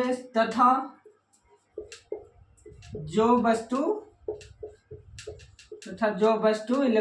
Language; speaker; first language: Hindi; native; Hindi